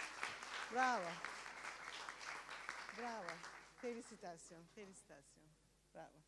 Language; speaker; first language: French; non-native, fluent; Turkish